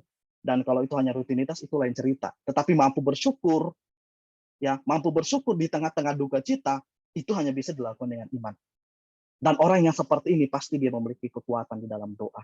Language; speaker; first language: Indonesian; native; Indonesian